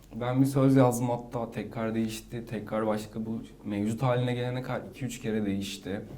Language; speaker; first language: Turkish; native; Turkish